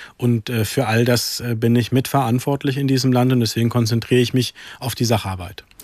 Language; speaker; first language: German; early bilingual, other home language; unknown